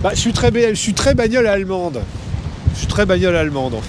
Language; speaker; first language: French; native; French